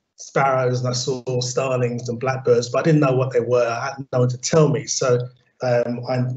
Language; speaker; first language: English; native; English